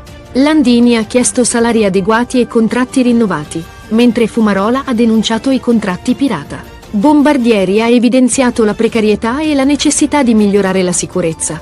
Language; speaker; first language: Italian; native; Italian